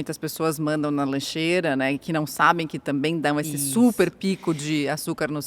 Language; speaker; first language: Portuguese; native; Portuguese